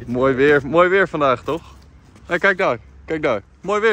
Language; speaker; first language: Dutch; native; Dutch